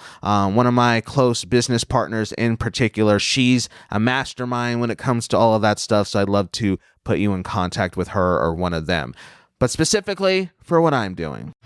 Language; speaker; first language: English; native; English